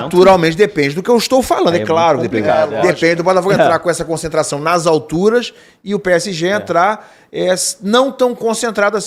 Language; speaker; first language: Portuguese; native; Portuguese